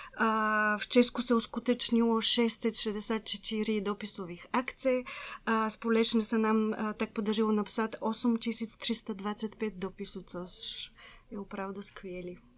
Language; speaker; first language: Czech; non-native, fluent; Bulgarian